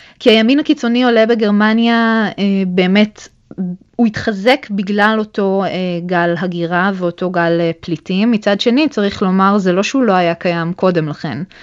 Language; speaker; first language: Hebrew; native; Hebrew